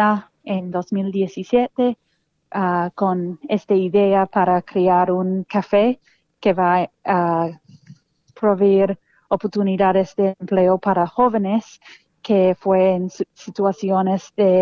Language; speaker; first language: Spanish; non-native, fluent; English